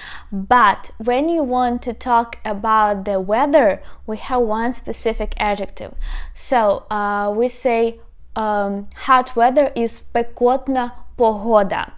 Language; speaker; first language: English; non-native, fluent; Ukrainian